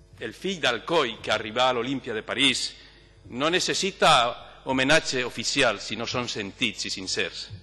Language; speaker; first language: Catalan; non-native, local second language; Spanish